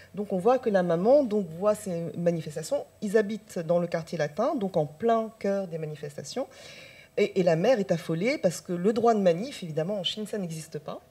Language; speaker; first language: French; non-native, local second language; Chinese